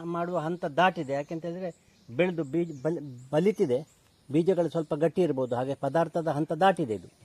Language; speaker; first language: Kannada; non-native, local second language; Tulu